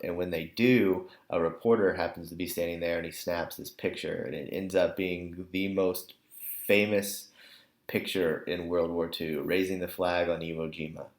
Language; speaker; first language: English; native; English